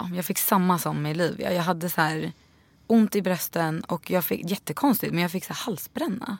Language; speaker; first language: Swedish; native; Swedish